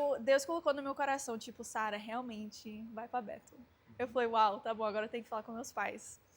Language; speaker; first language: Portuguese; early bilingual, heritage; Portuguese